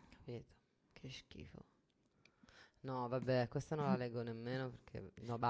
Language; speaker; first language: Italian; native; Italian